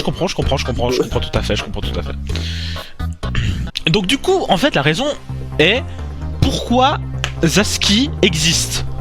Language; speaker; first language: French; native; French